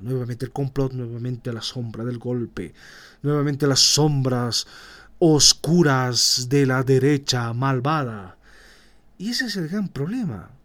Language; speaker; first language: Spanish; native; Spanish